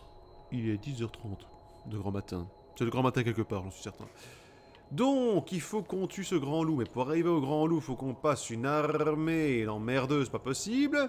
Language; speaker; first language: French; native; French